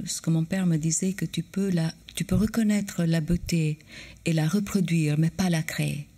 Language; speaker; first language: French; non-native, fluent; Albanian